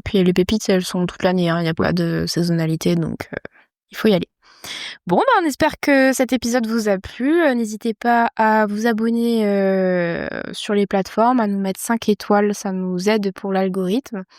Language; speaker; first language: French; native; French